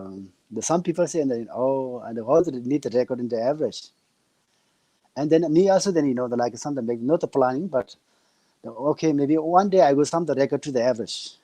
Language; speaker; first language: English; non-native, learner; Nepali